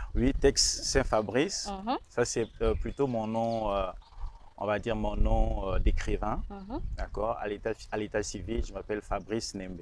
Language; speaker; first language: French; non-native, local second language; Rundi